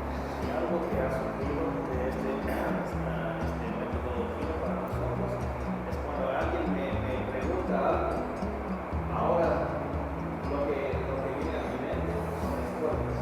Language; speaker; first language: Spanish; non-native, fluent; English